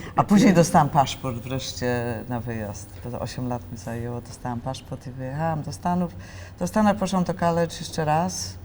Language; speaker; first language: Polish; native; Polish